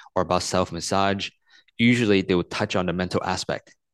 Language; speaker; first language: English; non-native, local second language; Cantonese